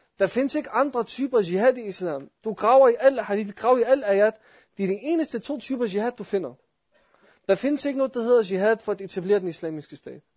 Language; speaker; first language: Danish; early bilingual, other home language; Arabic